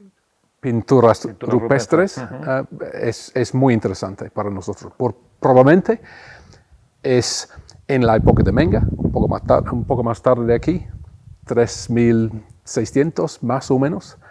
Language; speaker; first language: Spanish; non-native, fluent; English